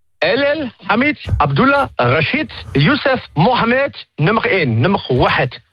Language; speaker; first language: Dutch; non-native, fluent; Arabic